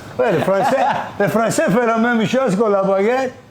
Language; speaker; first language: French; non-native, learner; Italian